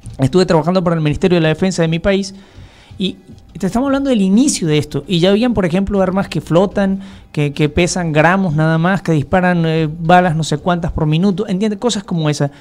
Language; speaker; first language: Spanish; native; Spanish